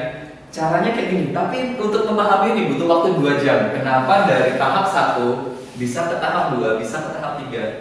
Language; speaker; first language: Indonesian; native; Indonesian